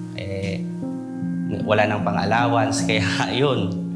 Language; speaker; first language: Filipino; native; Filipino